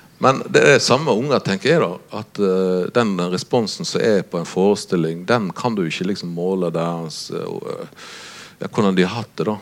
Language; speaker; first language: Norwegian; native; Norwegian